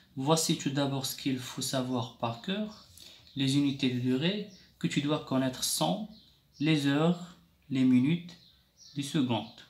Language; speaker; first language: French; non-native, local second language; Arabic